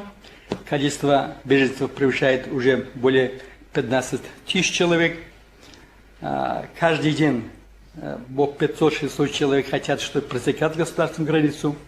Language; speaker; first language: Russian; non-native, local second language; Tajik